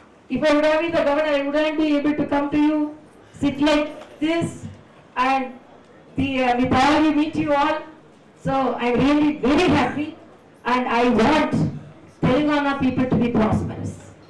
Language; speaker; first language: English; non-native, local second language; Tamil